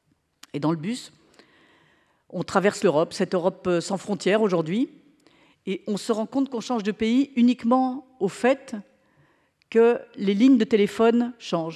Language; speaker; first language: French; native; French